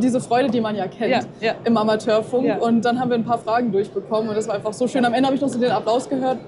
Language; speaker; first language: German; native; German